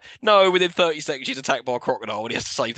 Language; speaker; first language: English; native; English